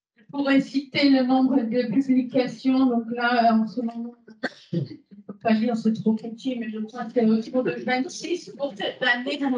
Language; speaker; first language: French; non-native, fluent; German